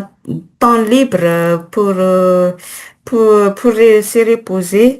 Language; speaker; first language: French; non-native, learner; Malagasy